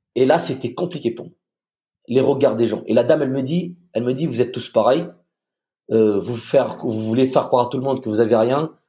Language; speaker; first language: French; native; French